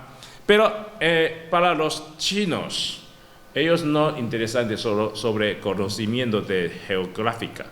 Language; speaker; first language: Spanish; non-native, learner; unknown